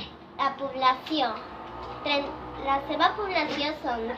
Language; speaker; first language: Catalan; early bilingual, other home language; Spanish